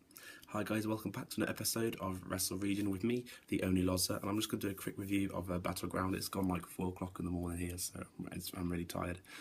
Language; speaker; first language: English; native; English